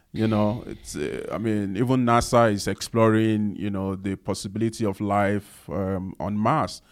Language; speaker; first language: English; non-native, local second language; Yoruba